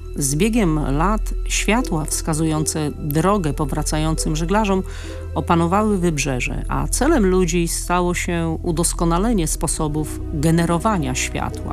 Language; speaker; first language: Polish; native; Polish